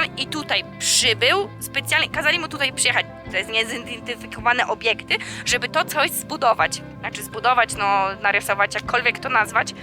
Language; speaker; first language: Polish; native; Polish